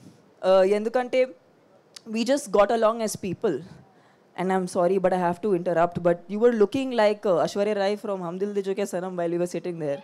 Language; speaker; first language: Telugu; non-native, fluent; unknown